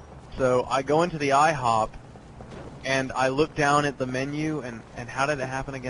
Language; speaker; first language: English; native; English